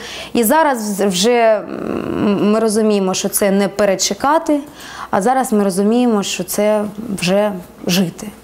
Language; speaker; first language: Ukrainian; non-native, local second language; Russian